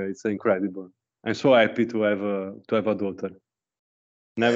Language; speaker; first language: English; non-native, learner; Italian